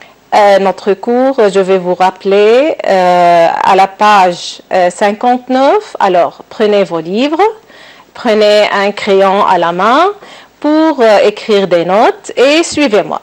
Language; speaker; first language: French; non-native, local second language; Arabic